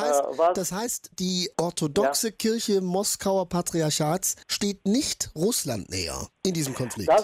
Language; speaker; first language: German; native; German